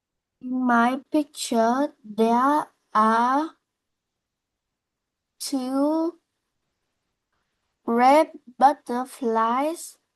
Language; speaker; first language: English; non-native, learner; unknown